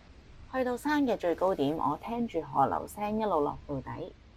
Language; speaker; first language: Cantonese; native; Cantonese